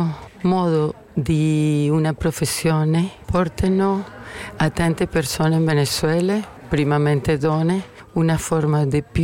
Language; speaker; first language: Italian; non-native, learner; Spanish